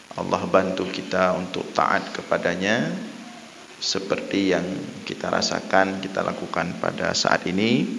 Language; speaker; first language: Malay; non-native, local second language; Achinese